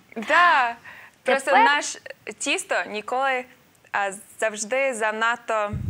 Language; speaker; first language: Ukrainian; non-native, fluent; English